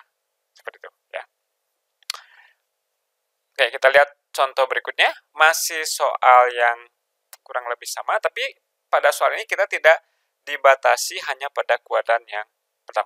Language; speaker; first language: Indonesian; native; Indonesian